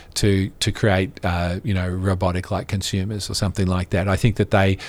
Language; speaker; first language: English; native; English